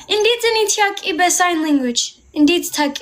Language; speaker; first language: Amharic; non-native, learner; English